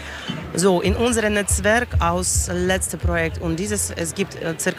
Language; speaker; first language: German; non-native, learner; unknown